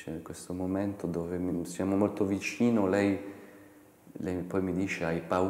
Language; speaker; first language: Italian; non-native, fluent; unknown